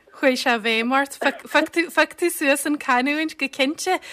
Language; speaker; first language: Irish; native; Irish